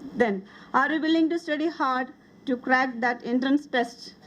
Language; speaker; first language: English; non-native, local second language; Malayalam